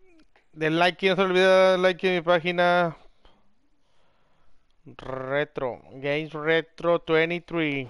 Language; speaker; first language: Spanish; native; Spanish